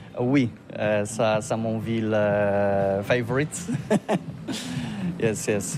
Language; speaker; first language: French; non-native, learner; Polish